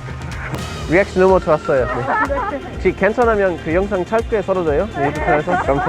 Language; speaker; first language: Korean; non-native, learner; English